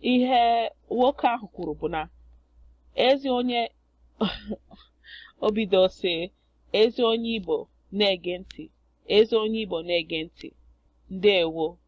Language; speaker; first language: Igbo; non-native, learner; English